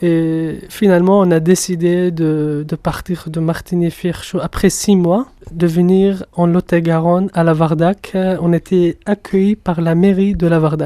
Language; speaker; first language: French; non-native, fluent; Kurdish